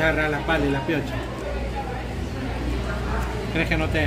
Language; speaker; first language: Spanish; native; Spanish